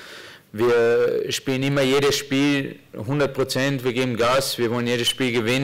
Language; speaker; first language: German; native; German